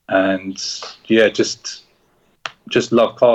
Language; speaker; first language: English; native; English